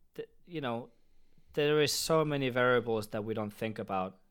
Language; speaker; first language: English; non-native, fluent; Spanish